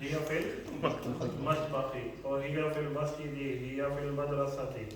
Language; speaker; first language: Arabic; non-native, fluent; Urdu